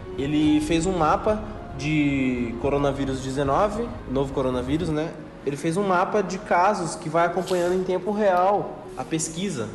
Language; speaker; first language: Portuguese; native; Portuguese